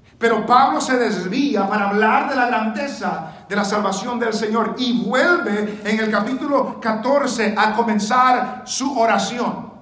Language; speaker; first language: Spanish; early bilingual, heritage; Spanish